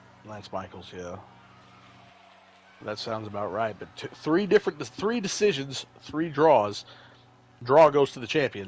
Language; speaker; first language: English; native; English